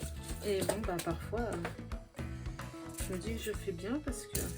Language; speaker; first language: French; native; French